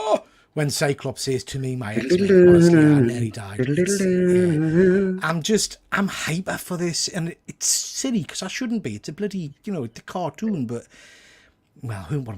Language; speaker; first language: English; native; English